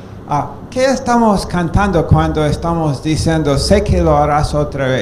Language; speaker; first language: Spanish; non-native, fluent; English